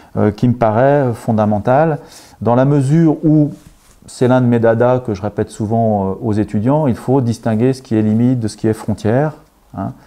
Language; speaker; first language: French; native; French